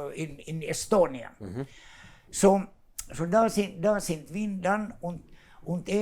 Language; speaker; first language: German; non-native, fluent; Finnish